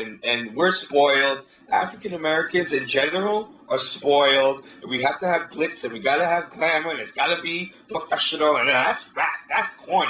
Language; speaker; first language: English; native; English